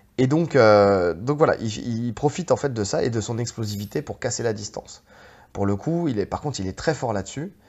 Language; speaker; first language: French; native; French